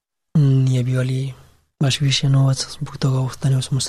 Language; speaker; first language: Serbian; non-native, learner; Pashto